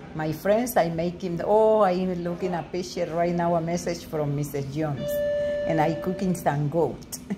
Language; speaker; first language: English; non-native, learner; Spanish